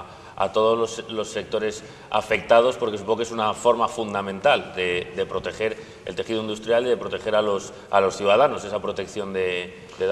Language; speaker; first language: Spanish; native; Spanish